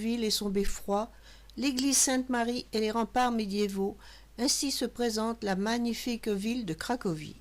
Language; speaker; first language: French; native; French